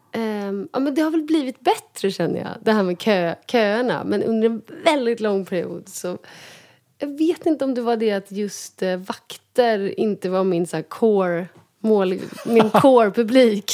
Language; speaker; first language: Swedish; native; Swedish